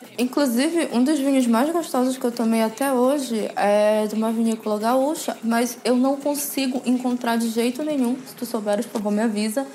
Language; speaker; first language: Portuguese; native; Portuguese